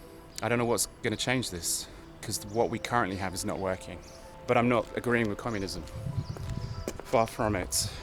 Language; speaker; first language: English; native; English